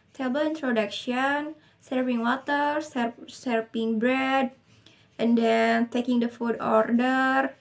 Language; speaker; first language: English; non-native, learner; Indonesian